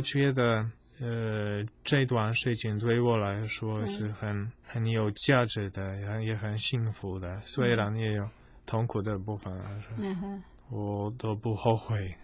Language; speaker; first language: Chinese; non-native, fluent; Polish